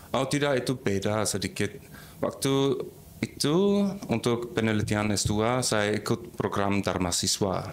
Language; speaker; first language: Indonesian; non-native, fluent; German